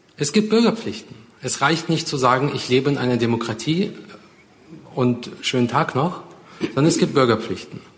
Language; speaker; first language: German; early bilingual, other home language; Russian